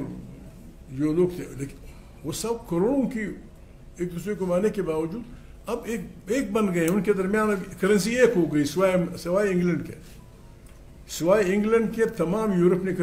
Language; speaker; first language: Urdu; non-native, local second language; Pashto